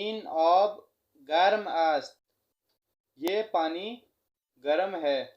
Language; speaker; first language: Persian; non-native, fluent; Urdu